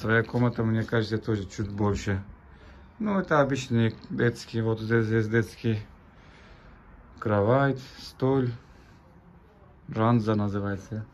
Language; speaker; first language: Russian; non-native, learner; Turkish